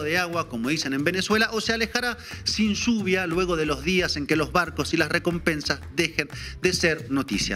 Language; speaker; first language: Spanish; native; Spanish